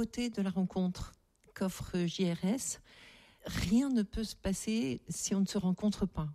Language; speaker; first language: French; native; French